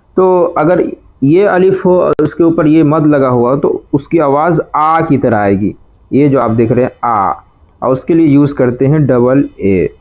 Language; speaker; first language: Urdu; native; Urdu